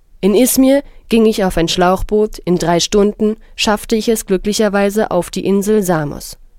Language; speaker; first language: German; non-native, fluent; Arabic